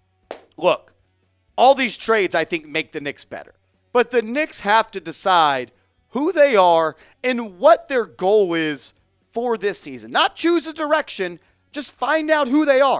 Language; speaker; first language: English; native; English